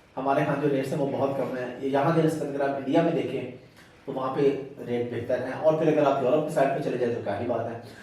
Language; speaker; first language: Urdu; non-native, local second language; Punjabi